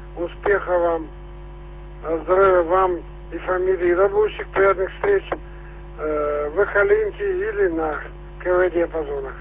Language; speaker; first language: Russian; native; Russian